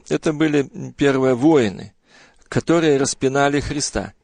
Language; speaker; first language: Russian; native; Russian